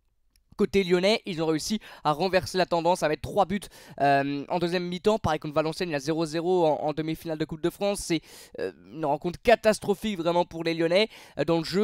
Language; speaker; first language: French; native; French